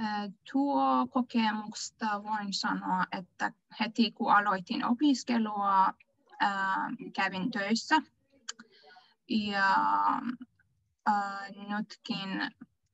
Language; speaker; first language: Finnish; non-native, learner; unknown